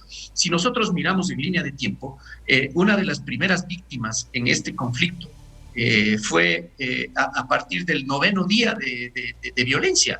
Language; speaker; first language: Spanish; native; Spanish